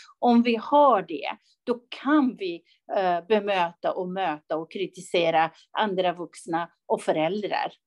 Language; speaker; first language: Swedish; non-native, fluent; Persian